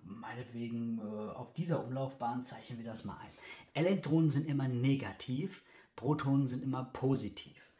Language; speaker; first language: German; native; German